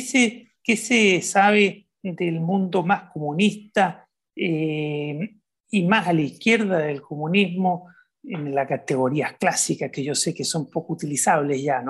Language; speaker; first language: Spanish; native; Spanish